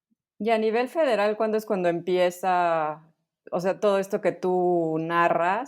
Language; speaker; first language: Spanish; native; Spanish